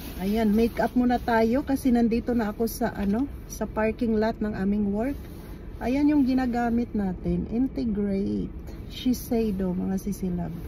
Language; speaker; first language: Filipino; non-native, local second language; Cebuano